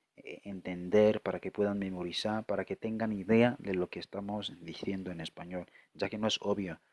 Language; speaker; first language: Spanish; non-native, fluent; French